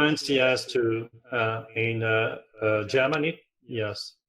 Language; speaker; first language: English; non-native, learner; French